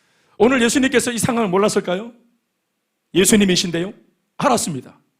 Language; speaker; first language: Korean; native; Korean